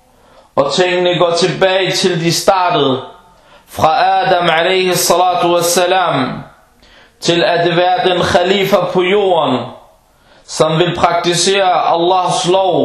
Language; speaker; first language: Danish; early bilingual, other home language; Arabic